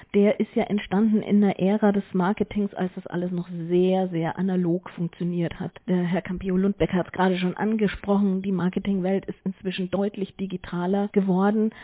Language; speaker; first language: German; native; German